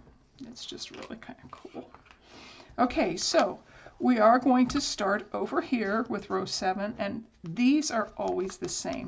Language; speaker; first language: English; native; English